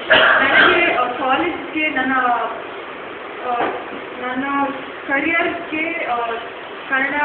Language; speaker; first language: Kannada; non-native, learner; Hindi